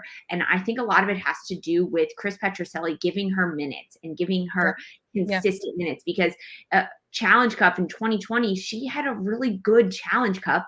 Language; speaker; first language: English; native; English